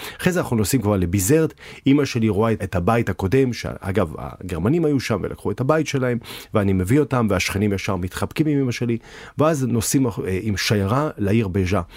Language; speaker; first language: Hebrew; native; Hebrew